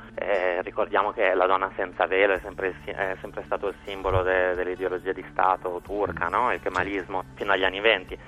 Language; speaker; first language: Italian; native; Italian